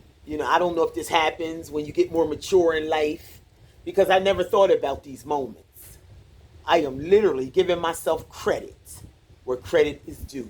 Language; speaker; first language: English; native; English